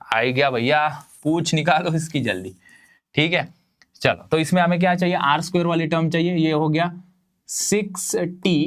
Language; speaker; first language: Hindi; non-native, local second language; Marathi